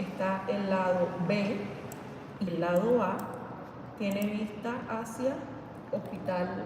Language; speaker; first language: Spanish; native; Spanish